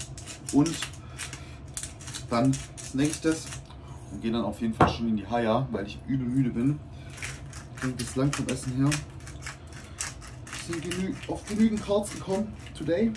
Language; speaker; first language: German; native; German